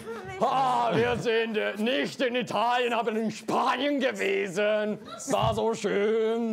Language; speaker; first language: German; non-native, learner; Italian